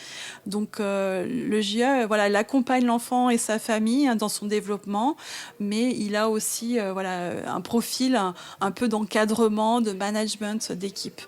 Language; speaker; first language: French; native; French